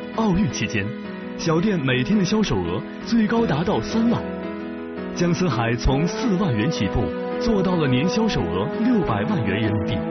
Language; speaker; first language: Chinese; native; Chinese